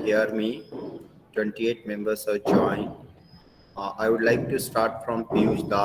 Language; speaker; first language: English; non-native, local second language; Hindi